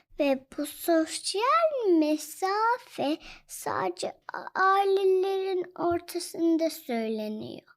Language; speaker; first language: Turkish; early bilingual, heritage; Turkish